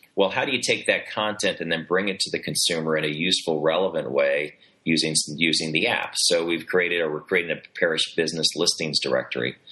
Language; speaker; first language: English; native; English